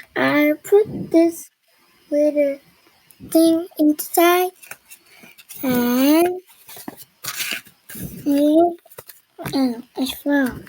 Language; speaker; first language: English; non-native, learner; Korean